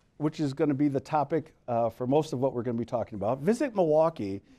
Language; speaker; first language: English; native; English